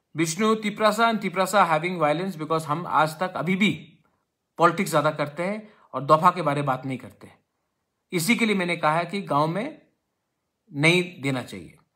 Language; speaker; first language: Hindi; non-native, local second language; Kok Borok